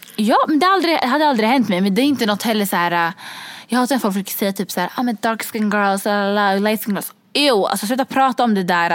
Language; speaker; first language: Swedish; early bilingual, other home language; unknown